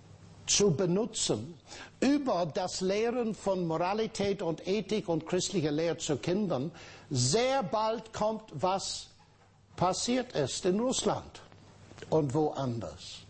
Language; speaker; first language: German; non-native, fluent; English